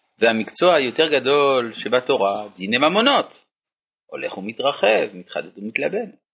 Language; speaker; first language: Hebrew; non-native, fluent; French